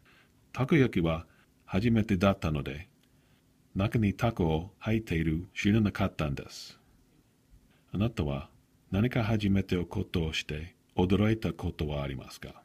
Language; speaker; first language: Japanese; non-native, learner; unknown